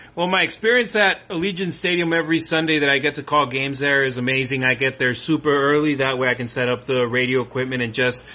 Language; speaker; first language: English; early bilingual, other home language; Spanish